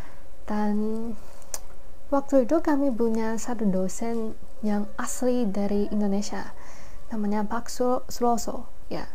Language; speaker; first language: Indonesian; non-native, fluent; Chinese